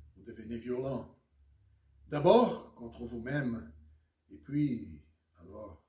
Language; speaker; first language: French; non-native, fluent; Portuguese